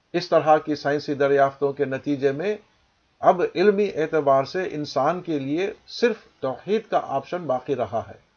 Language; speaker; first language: Urdu; native; Urdu